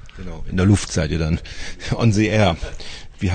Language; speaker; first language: German; native; German